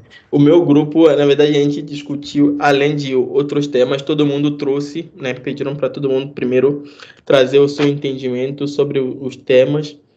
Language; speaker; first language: Portuguese; non-native, fluent; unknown